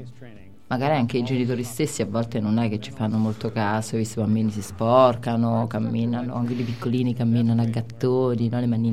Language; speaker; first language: Italian; native; Italian